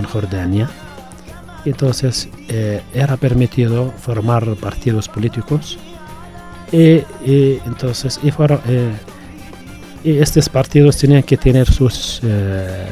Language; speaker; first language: Spanish; non-native, fluent; Arabic